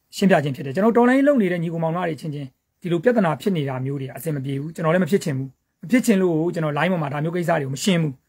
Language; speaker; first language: Burmese; native; Burmese